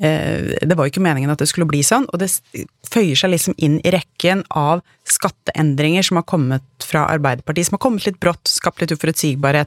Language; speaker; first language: Norwegian; native; Norwegian